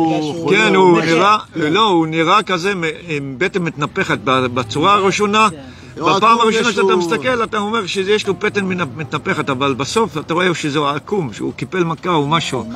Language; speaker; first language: Hebrew; non-native, local second language; Arabic